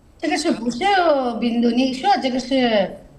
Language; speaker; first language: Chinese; non-native, learner; Telugu